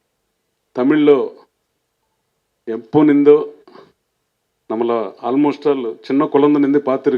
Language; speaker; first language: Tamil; non-native, learner; Telugu